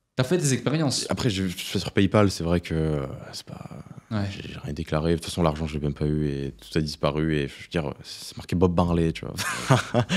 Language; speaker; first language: French; native; French